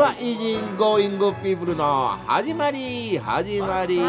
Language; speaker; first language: Japanese; native; Japanese